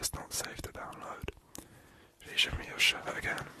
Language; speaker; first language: English; native; English